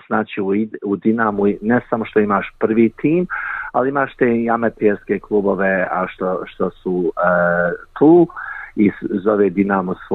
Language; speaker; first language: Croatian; early bilingual, heritage; Croatian